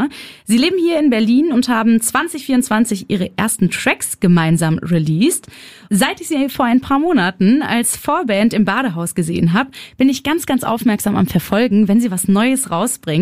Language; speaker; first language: German; native; German